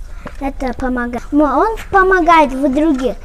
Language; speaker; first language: Russian; non-native, local second language; Kyrgyz